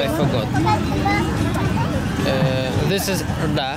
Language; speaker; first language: English; non-native, learner; Russian